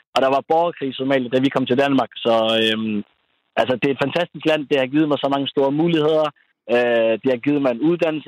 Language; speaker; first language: Danish; early bilingual, other home language; Somali